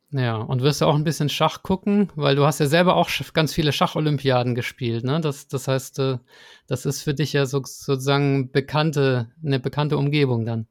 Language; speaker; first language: German; native; German